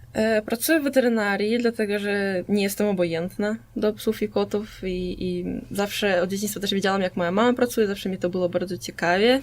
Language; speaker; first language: Polish; native; Polish